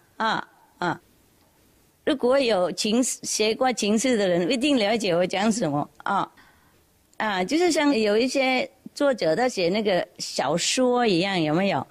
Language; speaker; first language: Chinese; non-native, fluent; Vietnamese